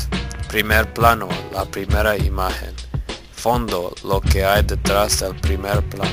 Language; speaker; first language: Spanish; non-native, learner; English